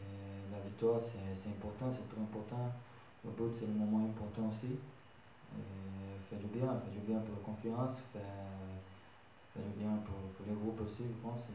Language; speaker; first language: French; non-native, learner; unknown